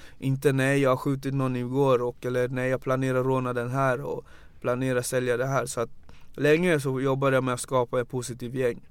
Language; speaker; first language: Swedish; early bilingual, other home language; Wolof